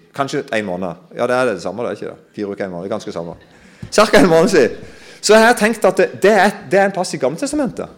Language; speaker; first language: Norwegian; native; Norwegian